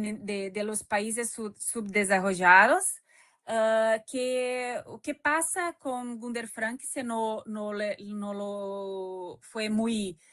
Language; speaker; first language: Spanish; non-native, fluent; Portuguese